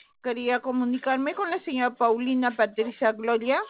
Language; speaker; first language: Spanish; native; Spanish